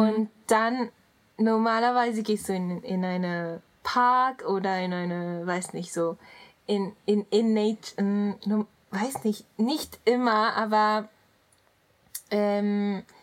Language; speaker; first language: German; non-native, learner; Japanese